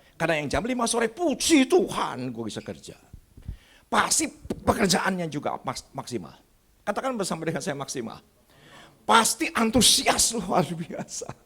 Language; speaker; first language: Indonesian; native; Indonesian